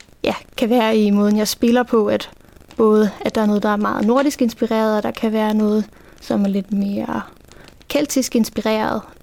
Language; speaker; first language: Danish; native; Danish